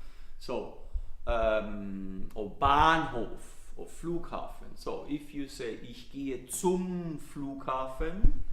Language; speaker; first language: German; non-native, fluent; Italian